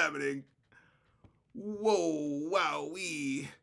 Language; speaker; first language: English; native; English